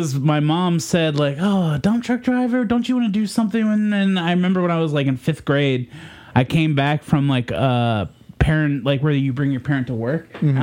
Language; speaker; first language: English; native; English